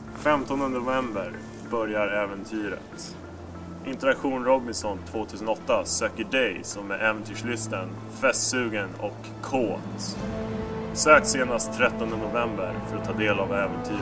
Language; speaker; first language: Swedish; native; Swedish